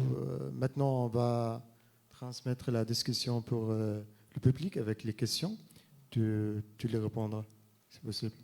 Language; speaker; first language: French; non-native, fluent; Arabic